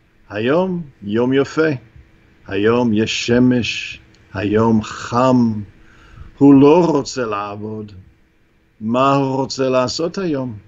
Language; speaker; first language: Hebrew; non-native, fluent; English